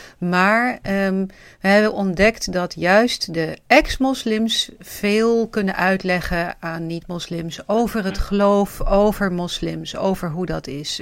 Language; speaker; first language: Dutch; native; Dutch